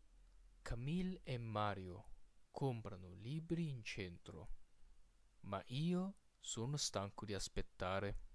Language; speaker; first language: Italian; non-native, fluent; Filipino